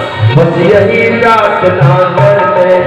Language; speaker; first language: Hindi; native; Hindi